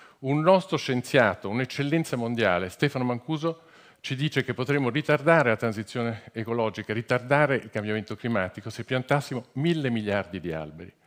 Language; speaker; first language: Italian; native; Italian